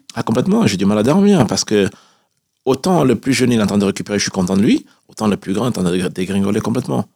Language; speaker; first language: French; early bilingual, other home language; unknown